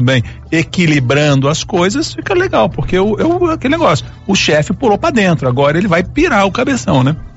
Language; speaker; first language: Portuguese; native; Portuguese